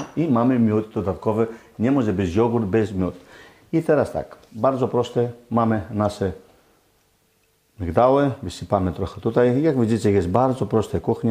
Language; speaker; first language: Polish; non-native, learner; Greek